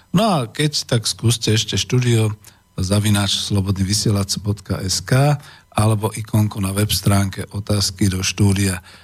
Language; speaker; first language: Slovak; native; Slovak